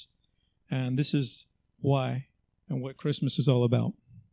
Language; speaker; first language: English; native; English